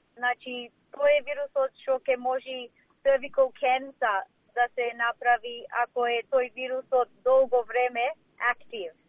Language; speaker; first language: Macedonian; early bilingual, heritage; Macedonian